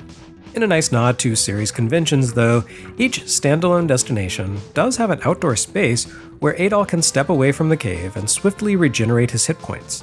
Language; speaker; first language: English; native; English